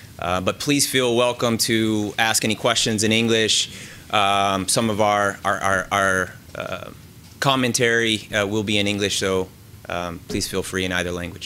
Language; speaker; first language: English; native; English